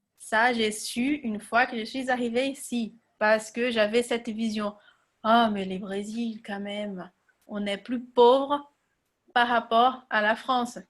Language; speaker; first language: French; non-native, fluent; Portuguese